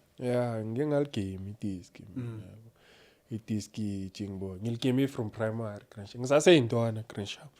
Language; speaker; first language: Zulu; native; Zulu